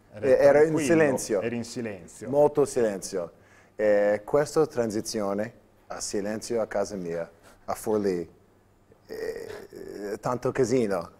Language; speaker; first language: Italian; non-native, learner; English